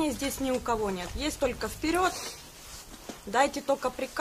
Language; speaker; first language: Russian; native; Russian